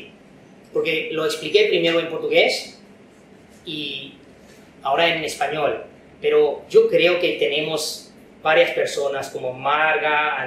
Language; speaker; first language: Spanish; non-native, fluent; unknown